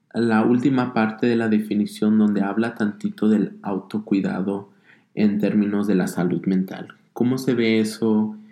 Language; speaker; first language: Spanish; early bilingual, heritage; Spanish